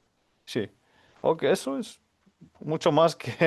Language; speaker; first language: Spanish; non-native, fluent; Finnish